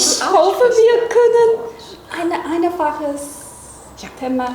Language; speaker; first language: German; non-native, learner; Chinese